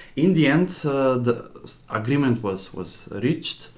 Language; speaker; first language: English; non-native, fluent; Macedonian